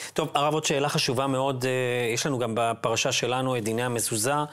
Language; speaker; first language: Hebrew; native; Hebrew